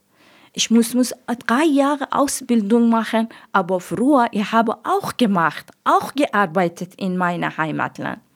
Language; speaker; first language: German; non-native, learner; Persian